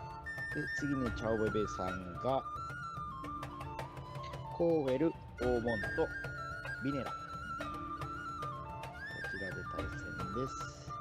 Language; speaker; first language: Japanese; native; Japanese